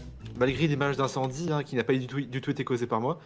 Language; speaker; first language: French; native; French